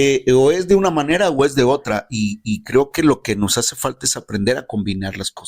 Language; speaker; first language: Spanish; native; Spanish